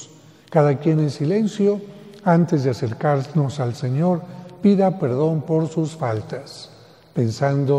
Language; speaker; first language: Spanish; native; Spanish